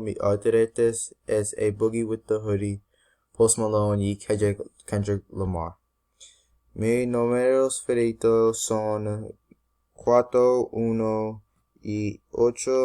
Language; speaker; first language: Spanish; non-native, learner; English